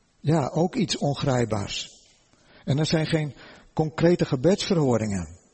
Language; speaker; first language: Dutch; native; Dutch